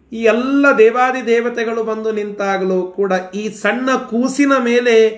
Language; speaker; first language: Kannada; native; Kannada